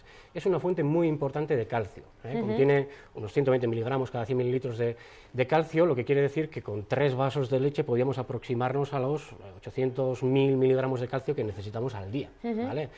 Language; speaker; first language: Spanish; native; Spanish